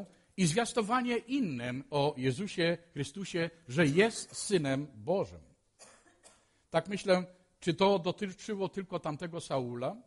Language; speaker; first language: Polish; native; Polish